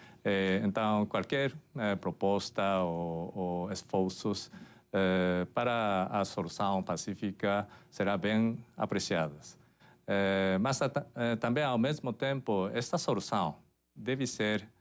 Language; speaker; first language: Portuguese; non-native, fluent; Japanese